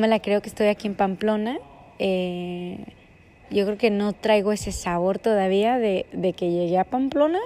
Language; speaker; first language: Spanish; native; Spanish